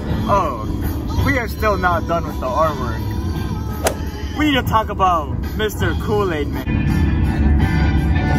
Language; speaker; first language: English; native; English